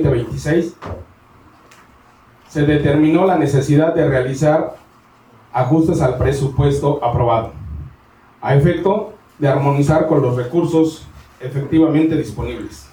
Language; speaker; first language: Spanish; native; Spanish